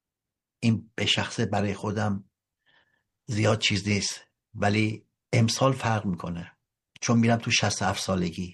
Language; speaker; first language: Persian; native; Persian